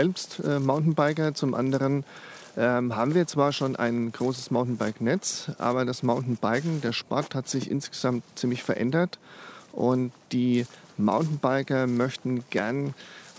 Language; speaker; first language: German; native; German